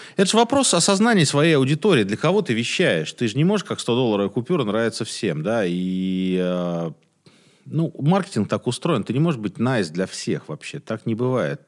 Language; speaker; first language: Russian; native; Russian